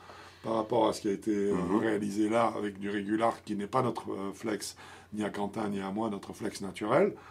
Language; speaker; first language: French; native; French